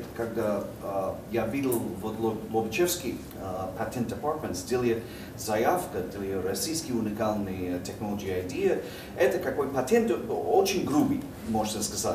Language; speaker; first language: Russian; non-native, learner; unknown